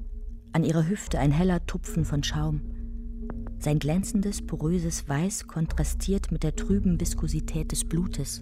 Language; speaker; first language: German; native; German